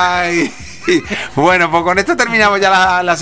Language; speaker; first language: Spanish; native; Spanish